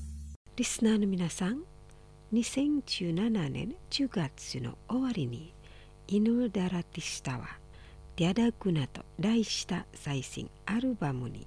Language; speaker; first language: Japanese; non-native, fluent; Indonesian